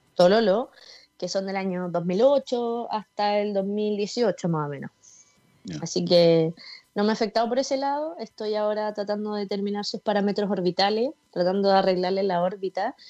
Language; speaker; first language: Spanish; native; Spanish